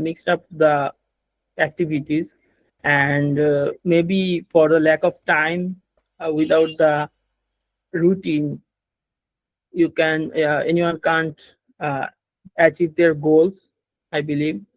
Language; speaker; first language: English; non-native, learner; Bangla